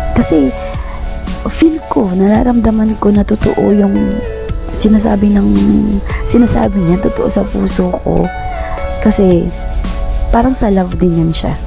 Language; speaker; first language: Filipino; non-native, local second language; Bikol